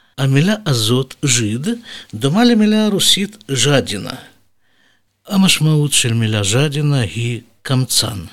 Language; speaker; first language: Hebrew; non-native, fluent; Russian